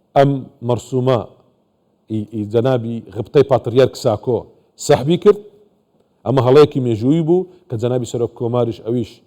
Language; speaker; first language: Central Kurdish; non-native, local second language; Assyrian Neo-Aramaic